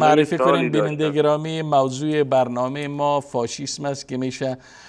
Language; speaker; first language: Persian; native; Persian